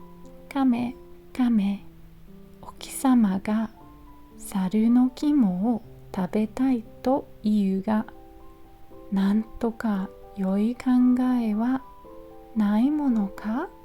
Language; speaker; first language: Japanese; non-native, learner; English